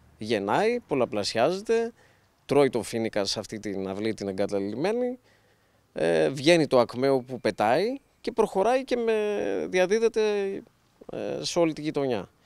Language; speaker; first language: Greek; native; Greek